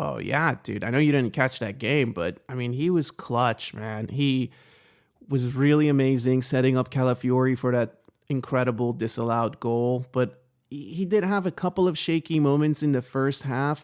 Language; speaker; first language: English; native; English